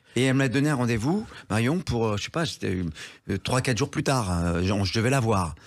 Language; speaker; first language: French; native; French